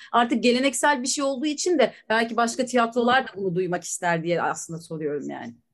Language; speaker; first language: Turkish; native; Turkish